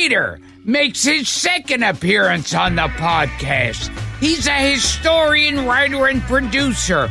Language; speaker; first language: English; native; English